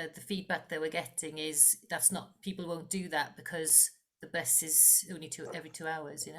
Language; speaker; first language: English; non-native, local second language; Welsh